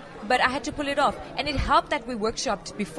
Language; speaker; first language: English; non-native, local second language; Venda